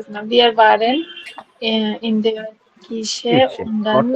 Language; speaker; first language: German; non-native, learner; Bangla